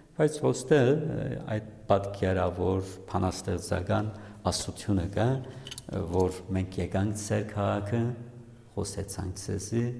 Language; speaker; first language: Armenian; early bilingual, heritage; Armenian